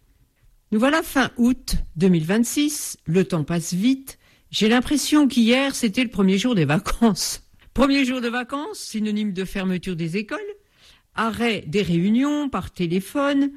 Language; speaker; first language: French; native; French